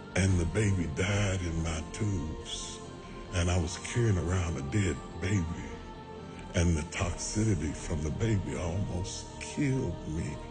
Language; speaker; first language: English; native; English